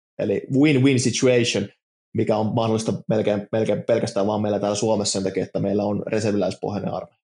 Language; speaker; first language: Finnish; native; Finnish